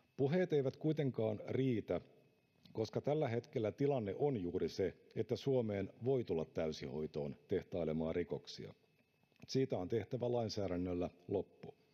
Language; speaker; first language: Finnish; native; Finnish